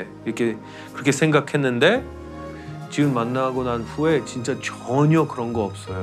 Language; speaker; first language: Korean; non-native, fluent; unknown